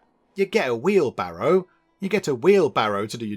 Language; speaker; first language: English; native; English